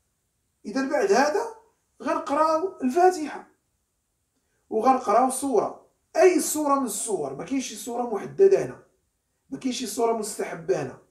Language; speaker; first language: Arabic; native; Arabic